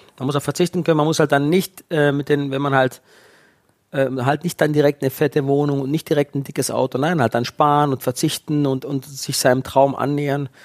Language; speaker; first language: German; early bilingual, other home language; Italian